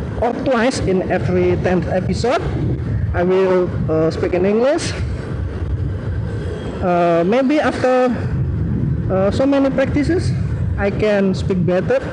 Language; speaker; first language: English; non-native, learner; Indonesian